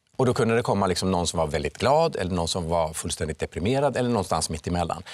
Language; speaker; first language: Swedish; early bilingual, other home language; Finnish